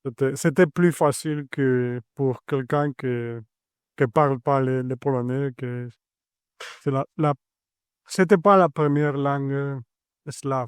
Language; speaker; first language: French; non-native, fluent; Spanish